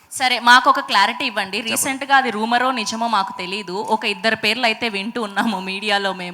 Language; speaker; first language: Telugu; native; Telugu